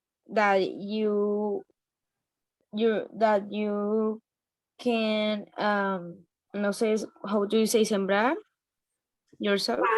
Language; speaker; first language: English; non-native, learner; Spanish